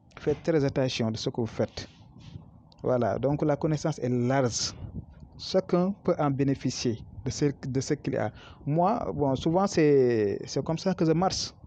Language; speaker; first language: French; non-native, local second language; Wolof